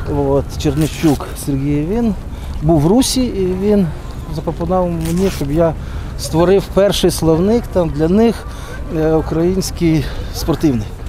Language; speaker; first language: Ukrainian; non-native, local second language; Russian